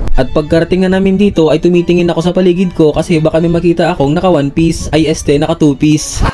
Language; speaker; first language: Filipino; non-native, local second language; Bikol